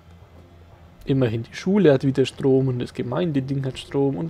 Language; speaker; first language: German; native; German